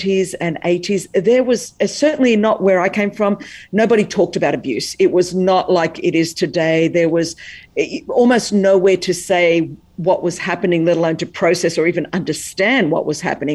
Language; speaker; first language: English; native; English